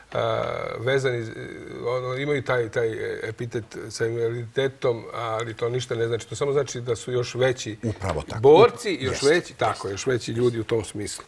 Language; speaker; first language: Croatian; native; Croatian